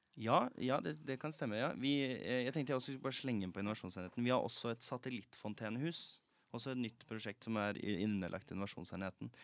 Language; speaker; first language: Norwegian; native; Norwegian